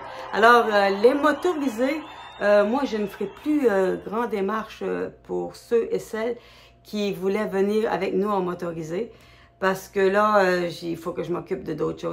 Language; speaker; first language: French; native; French